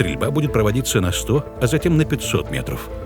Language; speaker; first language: Russian; native; Russian